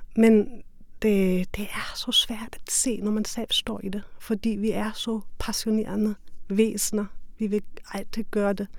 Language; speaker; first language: Danish; non-native, fluent; German